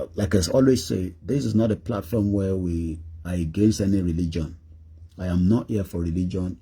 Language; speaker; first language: English; non-native, local second language; Yoruba